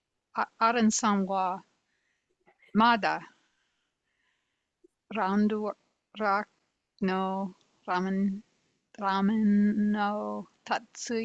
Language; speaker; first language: Japanese; non-native, learner; English